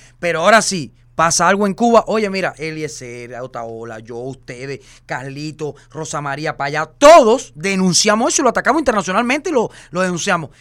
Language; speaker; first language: Spanish; native; Spanish